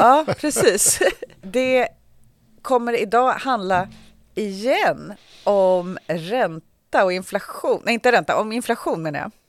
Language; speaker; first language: Swedish; native; Swedish